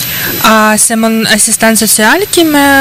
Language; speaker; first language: French; non-native, learner; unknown